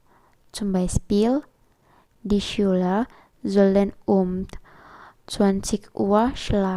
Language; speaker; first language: German; non-native, learner; Indonesian